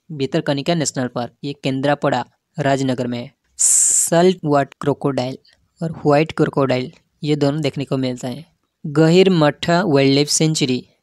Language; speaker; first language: Hindi; non-native, local second language; Odia